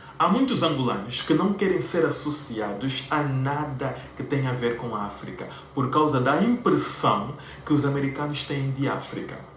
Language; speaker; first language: Portuguese; native; Portuguese